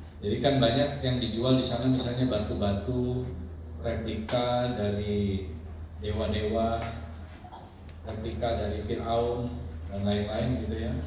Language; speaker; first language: Indonesian; native; Indonesian